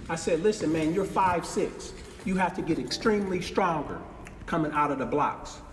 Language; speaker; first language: English; native; English